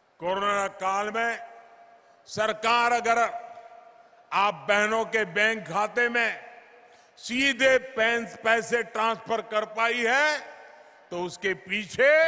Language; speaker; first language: Hindi; non-native, local second language; Gujarati